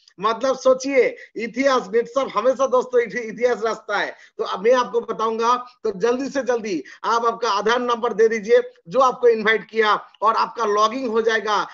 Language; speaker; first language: Hindi; non-native, local second language; Bangla